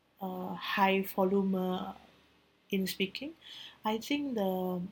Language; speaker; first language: English; non-native, learner; Indonesian